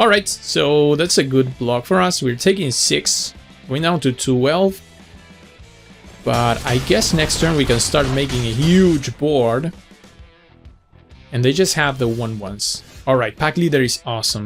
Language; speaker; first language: English; non-native, fluent; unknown